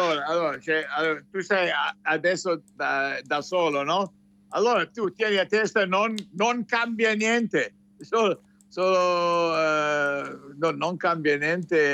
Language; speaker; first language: Italian; non-native, fluent; English